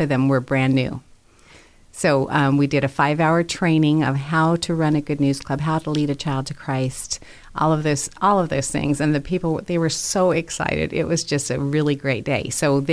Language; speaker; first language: English; native; English